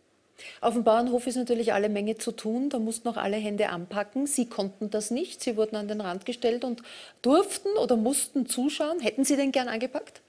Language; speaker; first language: German; native; German